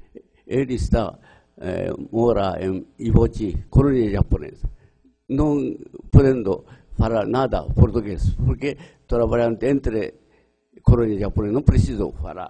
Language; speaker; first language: Portuguese; non-native, learner; Japanese